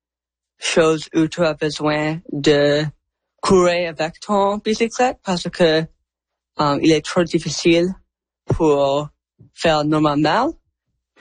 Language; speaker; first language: French; non-native, local second language; English